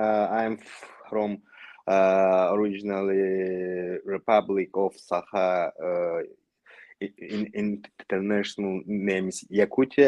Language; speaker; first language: English; non-native, learner; Yakut